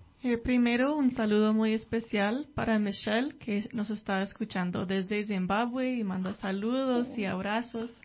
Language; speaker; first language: Spanish; non-native, fluent; English